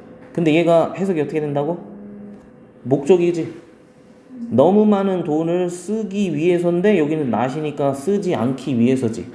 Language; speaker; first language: Korean; native; Korean